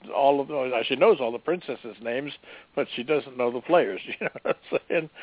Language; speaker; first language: English; native; English